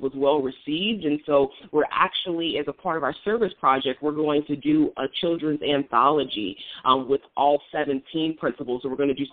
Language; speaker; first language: English; native; English